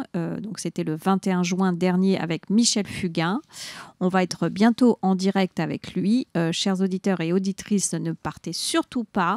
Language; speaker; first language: French; native; French